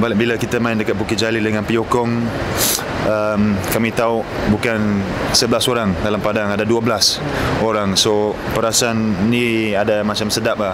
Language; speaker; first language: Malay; non-native, fluent; English